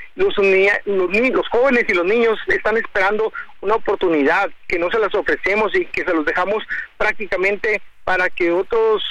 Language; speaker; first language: Spanish; native; Spanish